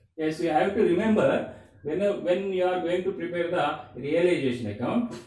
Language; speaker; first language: English; non-native, local second language; Telugu